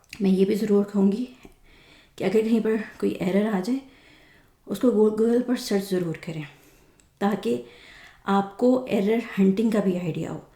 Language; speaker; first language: Urdu; native; Urdu